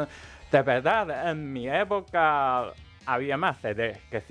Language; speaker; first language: Spanish; non-native, learner; Chinese